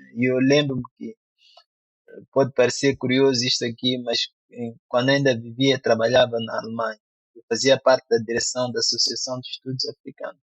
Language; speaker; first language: Portuguese; non-native, local second language; Tsonga